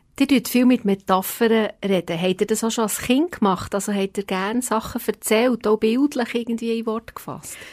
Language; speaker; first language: German; native; German